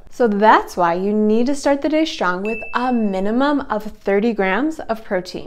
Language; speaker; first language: English; native; English